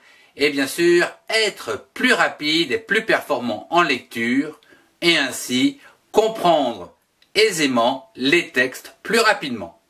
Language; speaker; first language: French; native; French